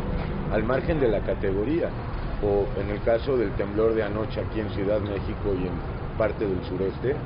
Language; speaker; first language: Spanish; native; Spanish